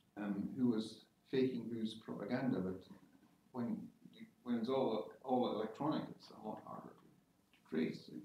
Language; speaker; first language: English; native; English